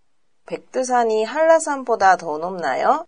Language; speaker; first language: Korean; non-native, learner; Japanese